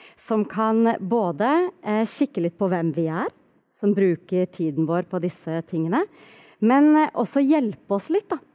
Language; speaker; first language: Norwegian; native; Norwegian